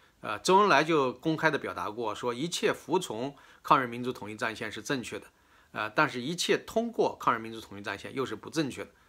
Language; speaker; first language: Chinese; native; Chinese